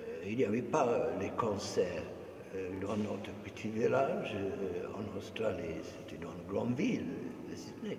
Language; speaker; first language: French; non-native, fluent; English